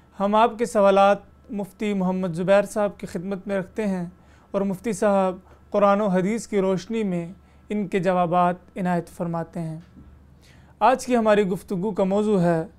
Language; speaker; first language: Urdu; native; Urdu